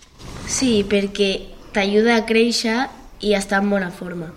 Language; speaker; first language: Catalan; non-native, local second language; Spanish